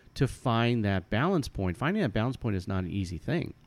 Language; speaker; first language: English; native; English